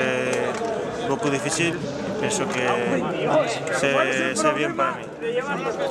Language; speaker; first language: French; non-native, learner; Spanish